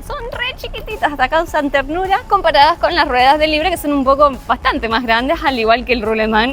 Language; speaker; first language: Spanish; native; Spanish